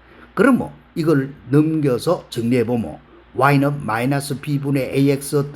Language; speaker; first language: Korean; native; Korean